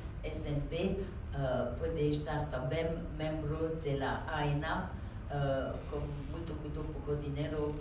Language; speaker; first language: Spanish; non-native, learner; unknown